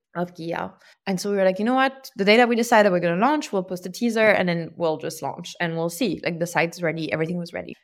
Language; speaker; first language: English; non-native, fluent; French